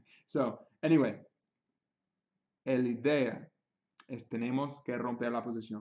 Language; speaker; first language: Spanish; non-native, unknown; English